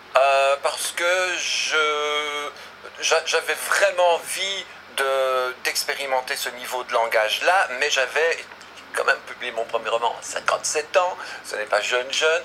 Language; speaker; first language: French; native; French